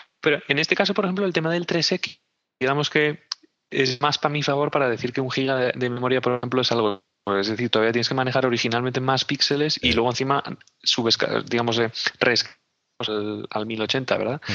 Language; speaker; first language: Spanish; native; Spanish